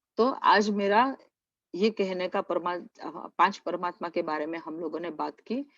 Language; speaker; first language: Hindi; non-native, local second language; Gujarati